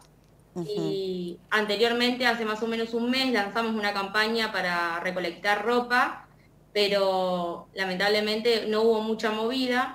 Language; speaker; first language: Spanish; native; Spanish